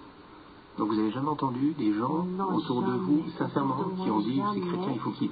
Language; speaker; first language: French; native; French